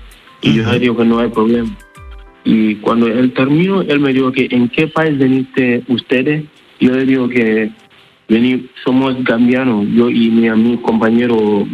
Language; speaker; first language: Spanish; non-native, learner; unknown